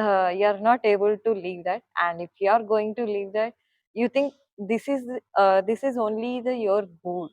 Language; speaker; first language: English; non-native, local second language; Telugu